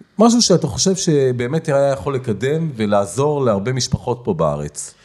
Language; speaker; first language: Hebrew; native; Hebrew